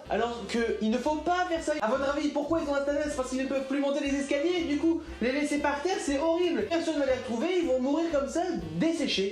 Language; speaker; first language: French; native; French